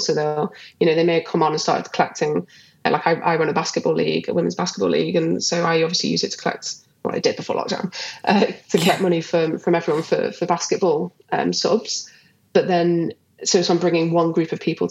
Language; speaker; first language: English; native; English